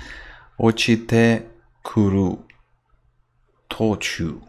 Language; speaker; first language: Japanese; non-native, learner; English